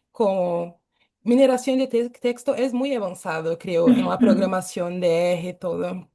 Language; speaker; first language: Spanish; non-native, fluent; Portuguese